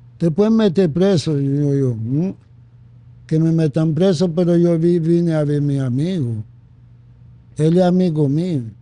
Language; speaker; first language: Spanish; non-native, fluent; Haitian Creole